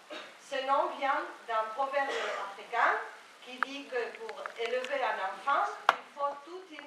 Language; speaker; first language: French; non-native, fluent; Spanish